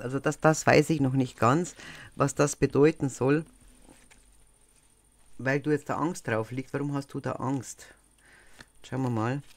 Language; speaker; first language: German; native; German